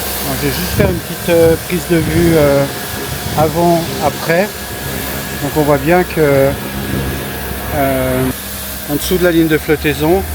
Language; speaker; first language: French; native; French